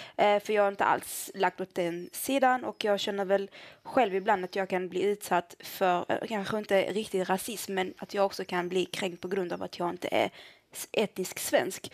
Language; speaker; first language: Swedish; early bilingual, other home language; Arabic